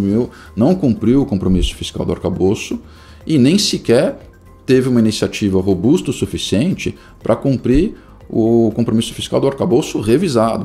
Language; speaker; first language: Portuguese; native; Portuguese